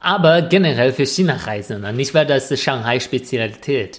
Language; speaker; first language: German; non-native, fluent; Chinese